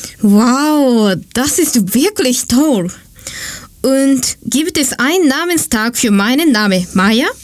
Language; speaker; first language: German; non-native, learner; Japanese